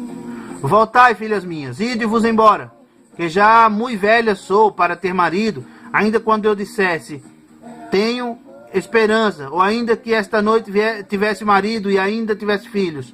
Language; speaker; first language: Portuguese; native; Portuguese